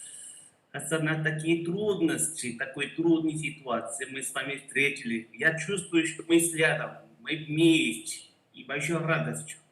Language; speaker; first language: Russian; non-native, learner; Korean